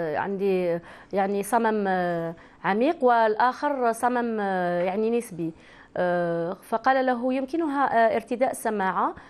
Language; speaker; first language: Arabic; native; Arabic